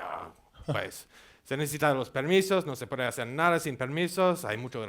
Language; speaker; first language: Spanish; non-native, fluent; English